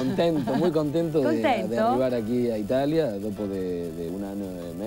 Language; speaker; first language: Italian; non-native, learner; Spanish